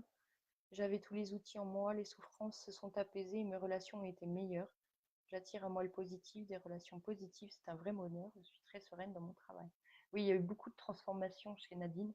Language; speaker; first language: French; native; French